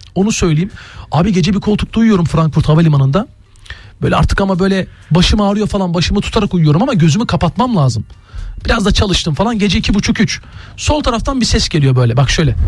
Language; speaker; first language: Turkish; native; Turkish